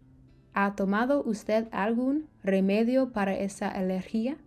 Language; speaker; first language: Spanish; non-native, learner; English